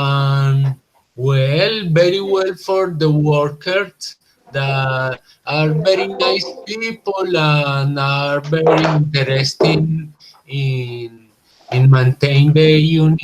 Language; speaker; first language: English; non-native, learner; Spanish